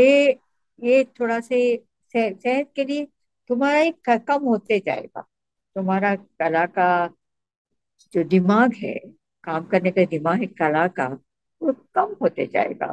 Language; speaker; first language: Hindi; non-native, local second language; Tamil